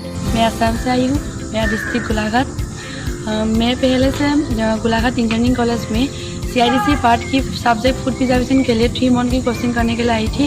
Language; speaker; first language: Hindi; non-native, local second language; Assamese